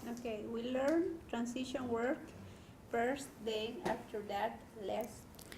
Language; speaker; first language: English; non-native, learner; Spanish